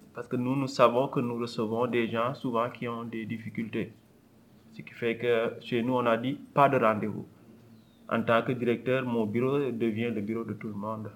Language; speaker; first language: French; non-native, local second language; Wolof